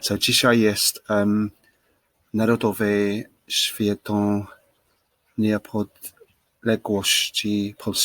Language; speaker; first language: Polish; non-native, learner; English